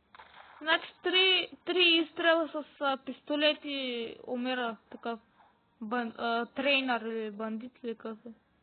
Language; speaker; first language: Bulgarian; native; Bulgarian